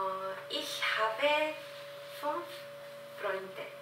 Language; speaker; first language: German; non-native, learner; Korean